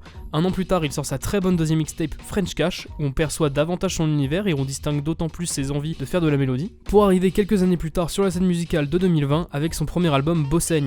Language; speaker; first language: French; native; French